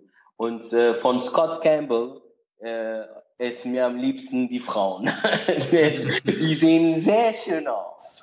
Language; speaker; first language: German; non-native, learner; Portuguese